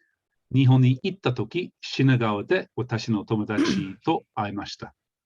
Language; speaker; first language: Japanese; non-native, fluent; English